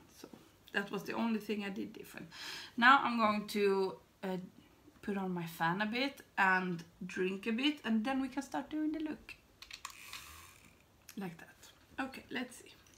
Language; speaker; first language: English; non-native, fluent; Swedish